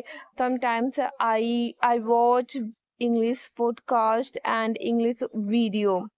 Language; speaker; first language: English; non-native, learner; Hindi